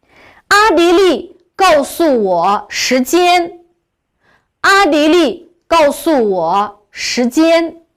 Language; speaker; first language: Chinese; non-native, local second language; Uyghur